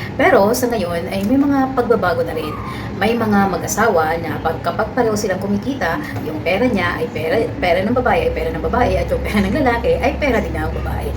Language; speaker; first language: Filipino; native; Filipino